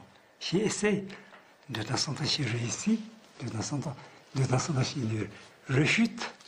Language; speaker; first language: French; non-native, fluent; Tibetan